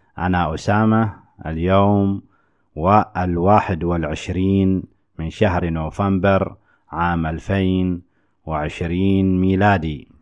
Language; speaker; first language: Arabic; native; Arabic